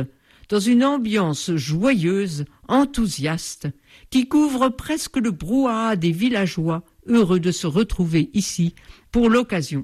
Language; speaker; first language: French; native; French